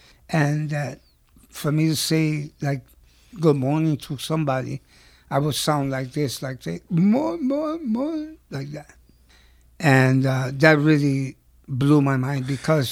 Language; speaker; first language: English; early bilingual, other home language; Spanish